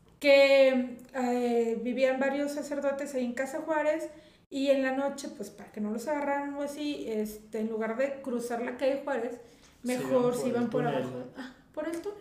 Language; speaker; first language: Spanish; native; Spanish